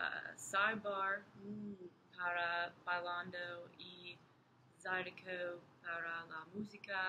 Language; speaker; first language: Spanish; non-native, learner; English